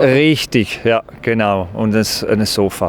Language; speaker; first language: German; native; German